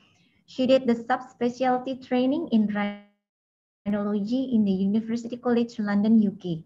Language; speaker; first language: English; non-native, fluent; Indonesian